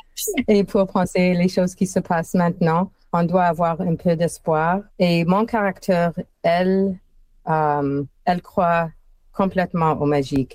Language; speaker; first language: French; non-native, learner; English